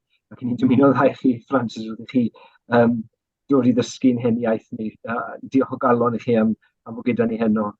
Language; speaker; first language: Welsh; native; Welsh